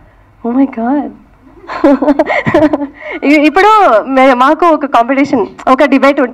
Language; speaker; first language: Telugu; non-native, local second language; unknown